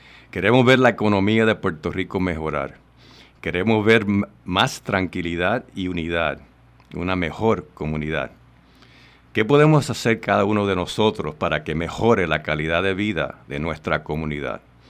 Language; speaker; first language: Spanish; native; Spanish